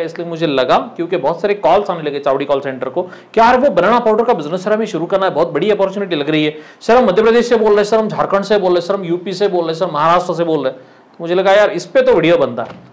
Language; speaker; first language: Hindi; non-native, local second language; Marathi